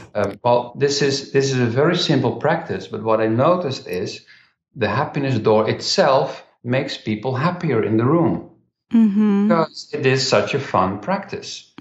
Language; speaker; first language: English; non-native, fluent; Dutch